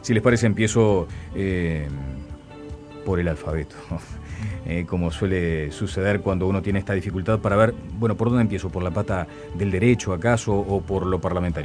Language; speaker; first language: Spanish; native; Spanish